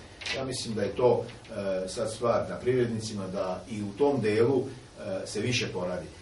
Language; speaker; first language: Serbian; native; Serbian